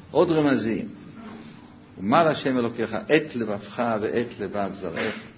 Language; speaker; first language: Hebrew; native; Hebrew